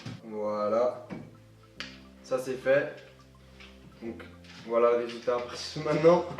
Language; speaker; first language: French; native; French